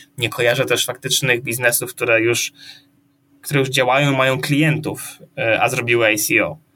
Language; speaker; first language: Polish; native; Polish